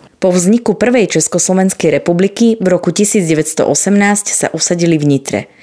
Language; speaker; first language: Slovak; native; Slovak